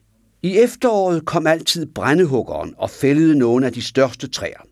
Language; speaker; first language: Danish; native; Danish